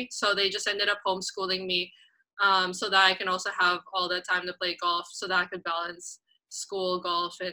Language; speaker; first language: English; non-native, local second language; Filipino